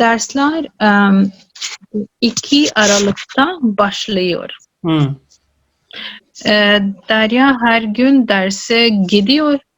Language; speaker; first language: Turkish; non-native, learner; Urdu